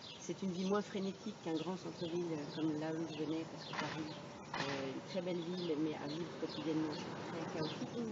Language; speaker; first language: French; native; French